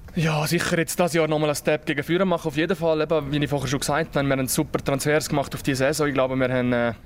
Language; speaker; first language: German; native; German